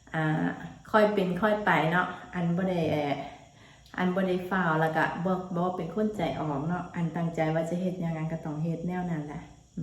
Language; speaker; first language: Thai; native; Thai